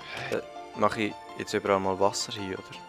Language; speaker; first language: German; native; German